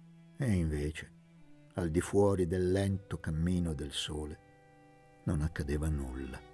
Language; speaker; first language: Italian; native; Italian